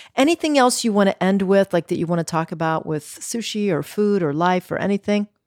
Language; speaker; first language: English; early bilingual, other home language; Greek